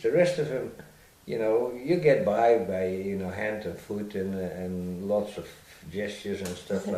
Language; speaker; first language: English; non-native, fluent; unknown